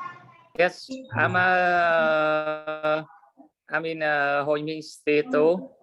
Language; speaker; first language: English; non-native, learner; Vietnamese